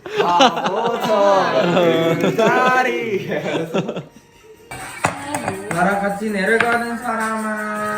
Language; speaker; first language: Korean; non-native, learner; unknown